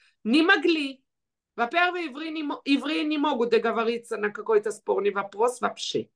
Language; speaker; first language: Russian; early bilingual, heritage; Russian